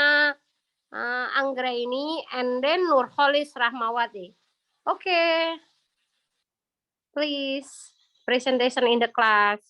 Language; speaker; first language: English; non-native, learner; Indonesian